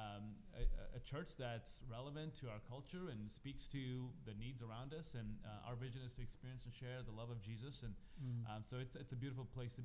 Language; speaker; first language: English; non-native, local second language; Malayalam